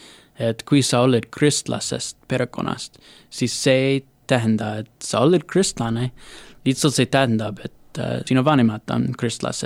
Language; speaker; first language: Estonian; non-native, learner; English